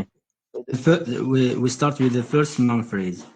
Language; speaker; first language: English; non-native, learner; Arabic